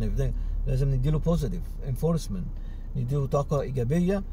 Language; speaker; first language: Arabic; native; Arabic